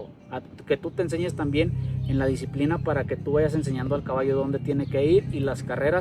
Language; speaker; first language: Spanish; native; Spanish